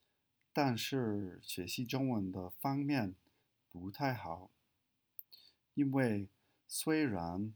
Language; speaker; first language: Chinese; non-native, fluent; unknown